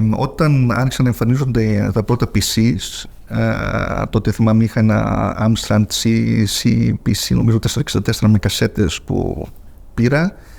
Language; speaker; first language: Greek; early bilingual, heritage; Greek